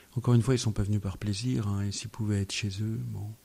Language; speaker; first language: French; native; French